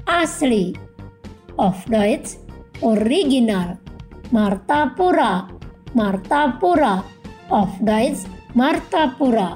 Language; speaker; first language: German; non-native, fluent; Indonesian